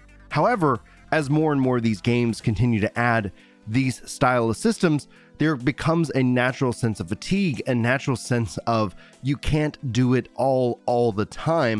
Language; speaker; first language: English; native; English